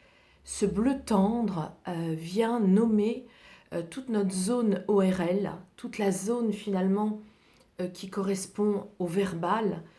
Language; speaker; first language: French; native; French